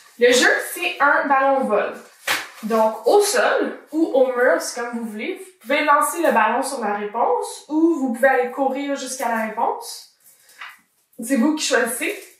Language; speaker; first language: French; native; French